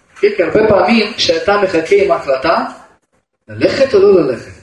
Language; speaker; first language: Hebrew; non-native, fluent; Russian